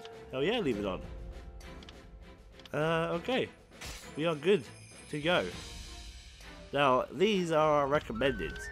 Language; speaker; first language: English; native; English